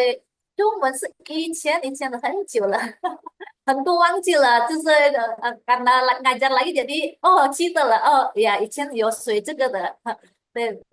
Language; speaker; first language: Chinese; non-native, learner; Indonesian